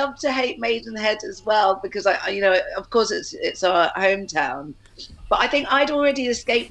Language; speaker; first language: English; native; English